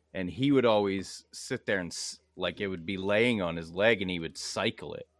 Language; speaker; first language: English; native; English